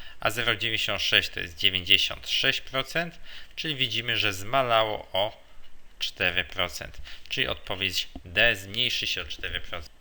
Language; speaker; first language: Polish; native; Polish